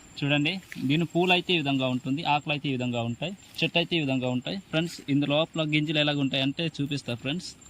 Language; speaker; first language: Telugu; non-native, local second language; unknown